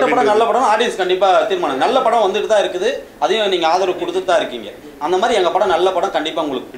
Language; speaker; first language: Tamil; native; Tamil